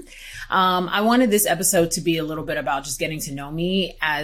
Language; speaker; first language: English; native; English